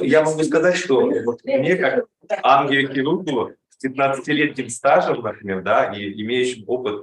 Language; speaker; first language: Russian; native; Russian